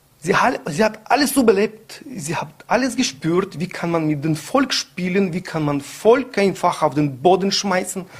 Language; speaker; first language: German; non-native, learner; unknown